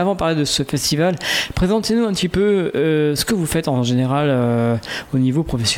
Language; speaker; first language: French; native; French